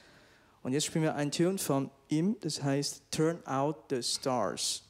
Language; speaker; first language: German; non-native, fluent; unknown